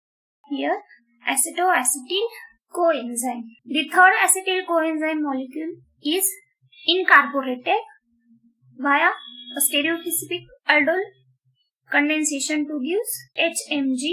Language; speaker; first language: English; non-native, local second language; Marathi